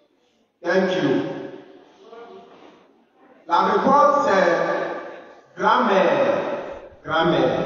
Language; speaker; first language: French; non-native, fluent; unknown